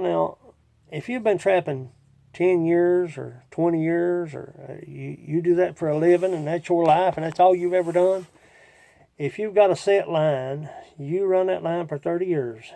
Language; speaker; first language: English; native; English